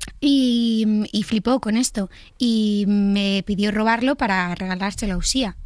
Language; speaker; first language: Spanish; native; Spanish